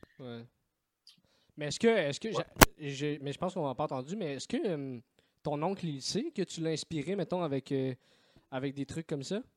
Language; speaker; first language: French; native; French